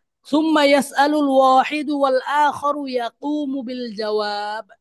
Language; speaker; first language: Arabic; non-native, fluent; Bangla